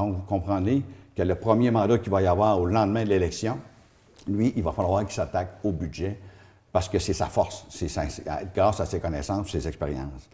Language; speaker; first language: French; native; French